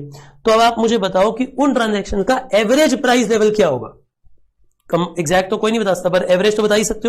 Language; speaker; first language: Hindi; native; Hindi